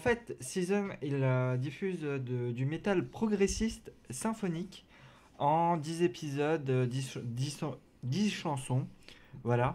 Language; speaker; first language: French; native; French